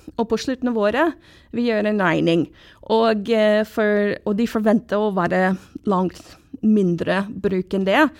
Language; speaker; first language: Norwegian; non-native, fluent; English